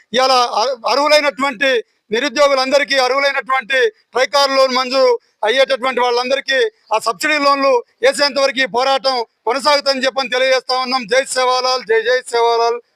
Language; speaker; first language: Telugu; non-native, local second language; Lambadi